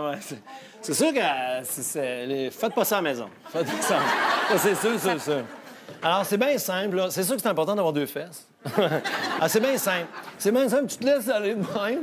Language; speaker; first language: French; native; French